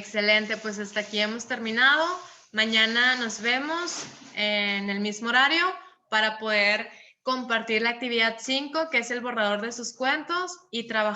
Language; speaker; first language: Spanish; native; Spanish